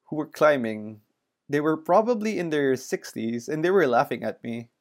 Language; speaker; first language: English; non-native, local second language; Filipino